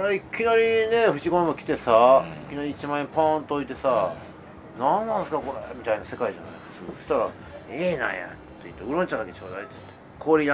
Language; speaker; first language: Japanese; native; Japanese